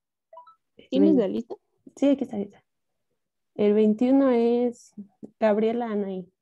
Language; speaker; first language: Spanish; native; Spanish